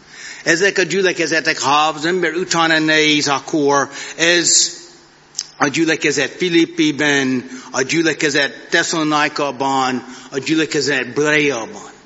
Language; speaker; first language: Hungarian; non-native, fluent; English